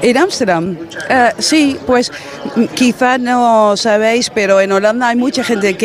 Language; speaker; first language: Spanish; non-native, fluent; Dutch